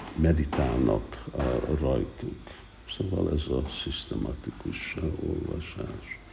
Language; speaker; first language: Hungarian; early bilingual, heritage; Hungarian